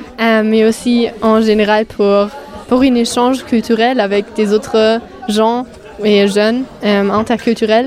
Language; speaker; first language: French; non-native, fluent; German